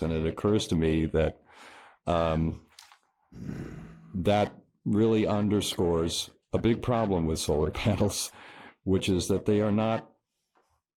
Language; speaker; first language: English; native; English